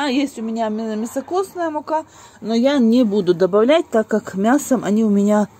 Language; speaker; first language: Russian; non-native, local second language; Ingush